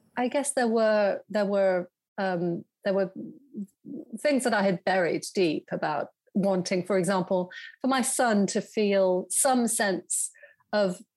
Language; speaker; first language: English; native; English